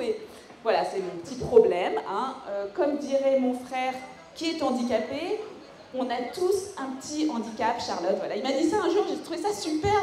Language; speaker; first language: French; native; French